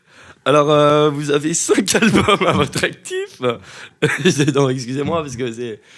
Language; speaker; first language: French; native; French